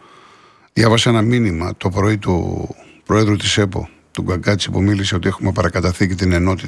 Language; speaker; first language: Greek; native; Greek